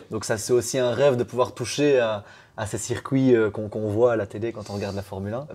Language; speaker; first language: French; native; French